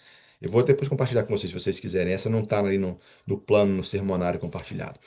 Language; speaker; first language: Portuguese; native; Portuguese